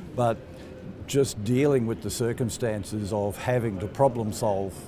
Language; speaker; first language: English; native; English